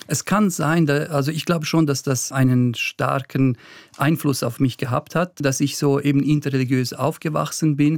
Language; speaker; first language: German; early bilingual, other home language; Bosnian